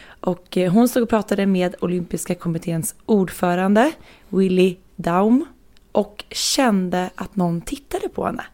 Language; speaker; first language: Swedish; native; Swedish